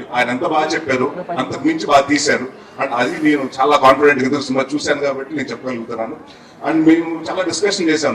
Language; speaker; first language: Telugu; native; Telugu